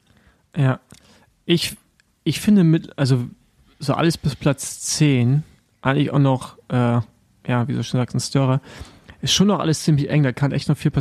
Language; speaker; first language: German; native; German